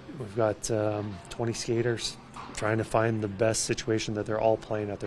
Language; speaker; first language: English; native; English